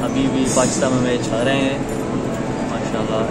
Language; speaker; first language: Hindi; non-native, learner; Turkish